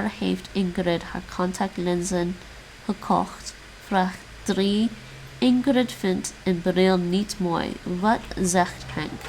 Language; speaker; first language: Dutch; non-native, learner; English